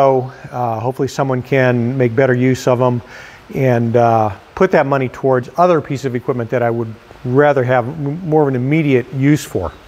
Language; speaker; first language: English; native; English